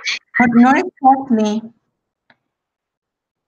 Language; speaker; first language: English; non-native, learner; Spanish